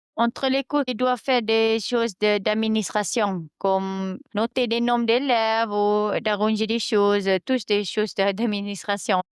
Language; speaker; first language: French; non-native, fluent; Malay